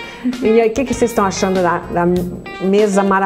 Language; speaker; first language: Portuguese; native; Portuguese